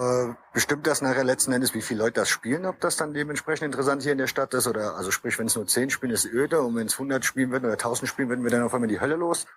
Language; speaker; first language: German; native; German